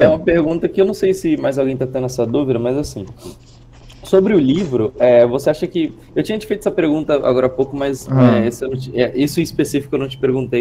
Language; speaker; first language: Portuguese; native; Portuguese